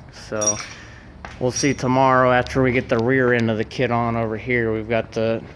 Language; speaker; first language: English; native; English